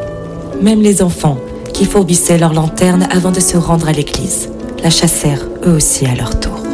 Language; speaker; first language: French; native; French